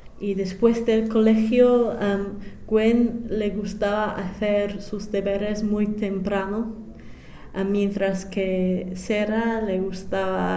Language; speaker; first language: Spanish; non-native, fluent; English